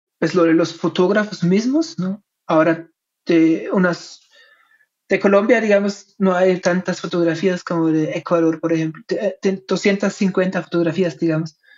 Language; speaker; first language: Spanish; non-native, fluent; German